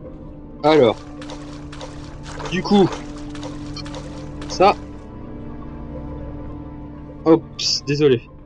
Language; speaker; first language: French; native; French